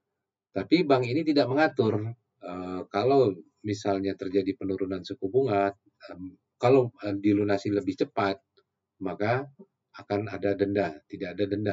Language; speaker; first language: Indonesian; native; Indonesian